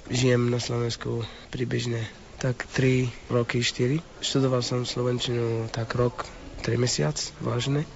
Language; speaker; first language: Slovak; non-native, learner; Arabic